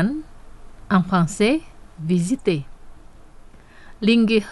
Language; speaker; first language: French; non-native, fluent; Indonesian